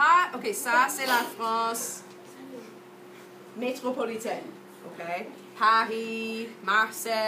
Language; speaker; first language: French; non-native, fluent; English